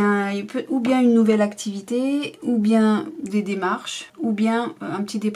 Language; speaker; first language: French; native; French